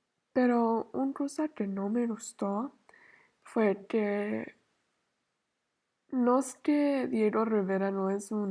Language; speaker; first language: Spanish; non-native, learner; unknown